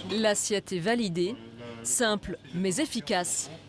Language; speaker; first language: French; native; French